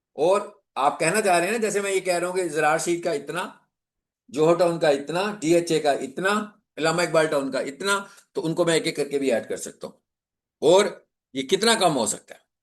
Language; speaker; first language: Urdu; non-native, local second language; Punjabi